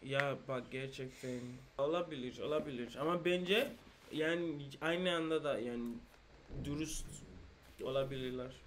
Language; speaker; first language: Turkish; non-native, fluent; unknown